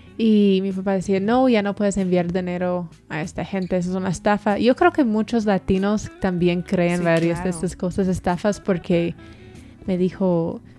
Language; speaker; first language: Spanish; non-native, fluent; English